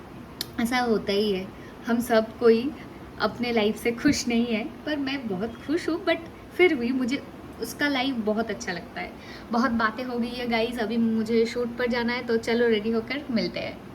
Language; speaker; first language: Hindi; non-native, local second language; Bangla